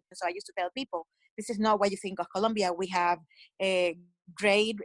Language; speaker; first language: English; non-native, fluent; Spanish